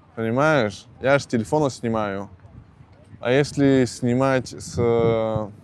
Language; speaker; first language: Russian; non-native, local second language; Tajik